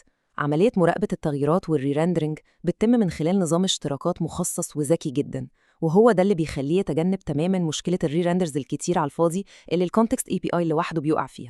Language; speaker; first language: Arabic; native; Arabic